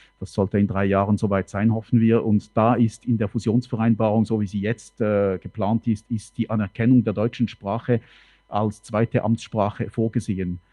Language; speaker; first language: German; non-native, local second language; French